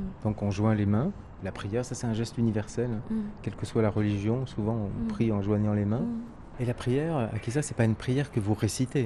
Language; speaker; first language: French; native; French